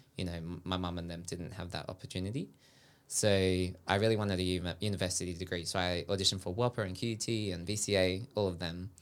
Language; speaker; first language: English; native; English